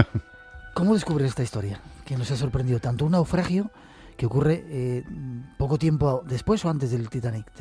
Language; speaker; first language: Spanish; native; Spanish